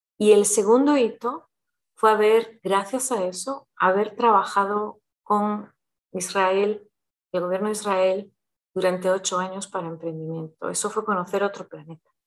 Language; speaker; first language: Spanish; early bilingual, heritage; Spanish